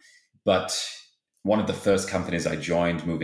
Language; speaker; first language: English; native; English